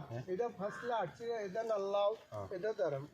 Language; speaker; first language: Malayalam; non-native, learner; Bangla